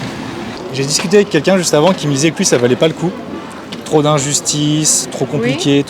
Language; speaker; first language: French; native; French